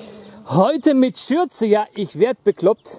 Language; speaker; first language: German; native; German